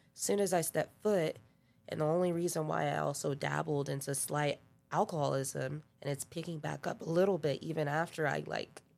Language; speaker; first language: English; early bilingual, other home language; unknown